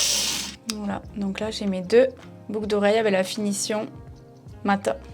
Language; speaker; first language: French; native; French